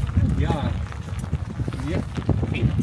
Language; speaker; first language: Swedish; non-native, fluent; Icelandic